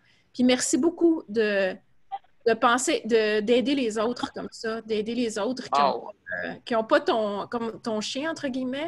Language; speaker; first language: French; native; French